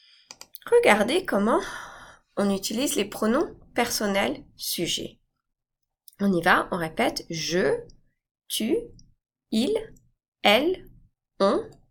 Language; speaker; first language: French; non-native, fluent; English